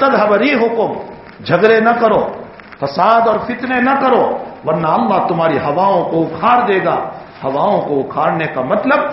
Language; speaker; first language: Urdu; native; Urdu